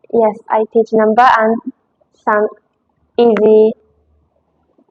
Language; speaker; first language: English; non-native, learner; Japanese